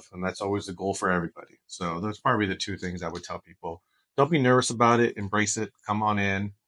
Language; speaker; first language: English; native; English